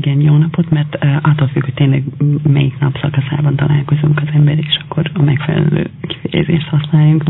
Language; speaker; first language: Hungarian; non-native, fluent; Albanian